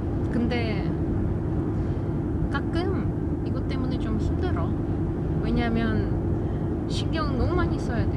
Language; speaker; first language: Korean; non-native, learner; Russian